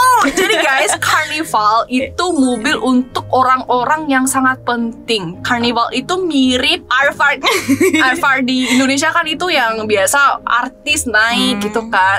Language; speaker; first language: Indonesian; non-native, fluent; Korean